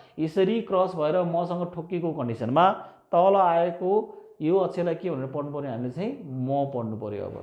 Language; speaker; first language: Nepali; native; Nepali